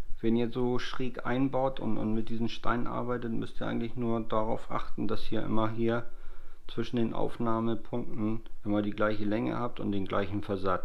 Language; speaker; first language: German; native; German